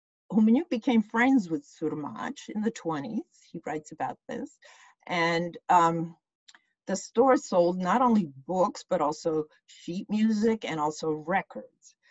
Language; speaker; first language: English; early bilingual, other home language; Ukrainian